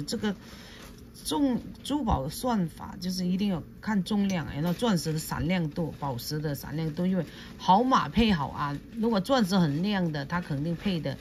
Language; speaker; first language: Chinese; non-native, local second language; Cantonese